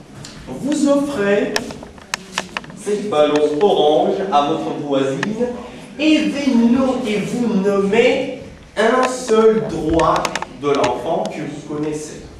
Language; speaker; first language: French; non-native, fluent; Russian